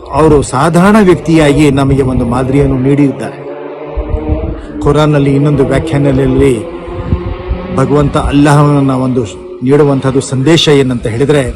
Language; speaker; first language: Kannada; non-native, local second language; Urdu